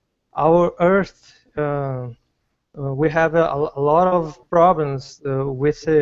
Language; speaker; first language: English; non-native, learner; Portuguese